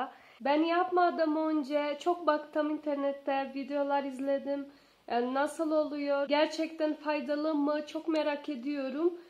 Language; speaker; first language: Turkish; non-native, learner; Portuguese